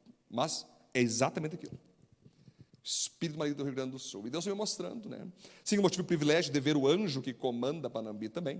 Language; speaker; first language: Portuguese; native; Portuguese